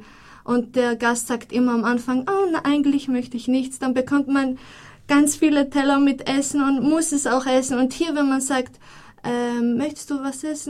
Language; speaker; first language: German; non-native, fluent; Greek